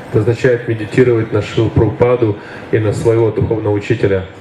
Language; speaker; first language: Russian; native; Russian